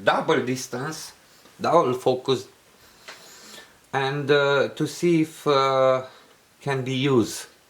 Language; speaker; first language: English; non-native, learner; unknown